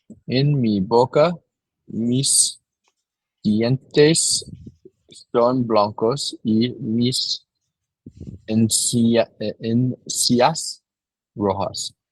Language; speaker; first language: Spanish; non-native, learner; English